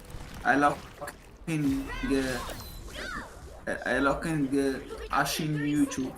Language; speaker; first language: English; non-native, learner; Hindi